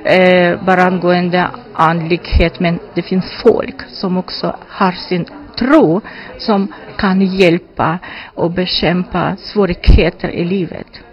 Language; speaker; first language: Swedish; non-native, fluent; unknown